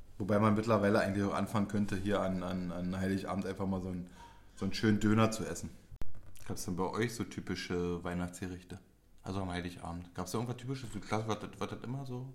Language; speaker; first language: German; early bilingual, other home language; Polish